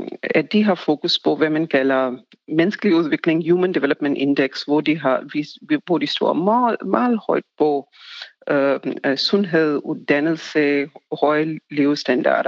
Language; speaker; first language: Danish; non-native, fluent; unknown